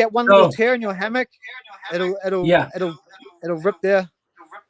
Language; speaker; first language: English; native; English